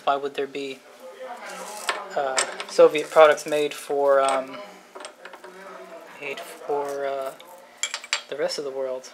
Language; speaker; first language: English; native; English